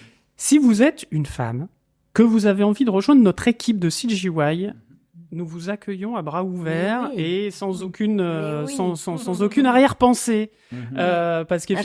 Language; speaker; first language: French; native; French